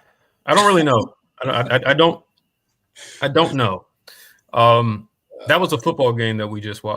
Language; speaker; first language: English; native; English